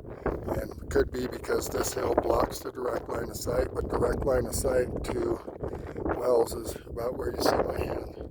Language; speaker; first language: English; native; English